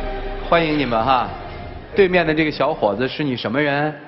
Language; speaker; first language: Chinese; native; Chinese